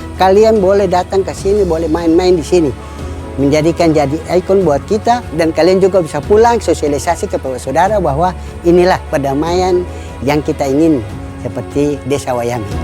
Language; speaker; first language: Indonesian; native; Indonesian